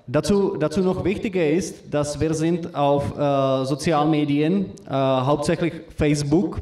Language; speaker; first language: German; non-native, learner; Czech